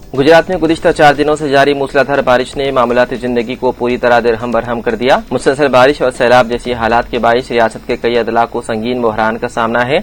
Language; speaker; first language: Urdu; native; Urdu